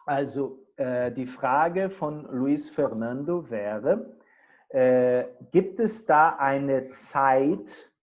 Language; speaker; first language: German; non-native, fluent; Portuguese